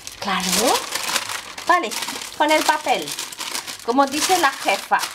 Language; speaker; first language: Spanish; non-native, fluent; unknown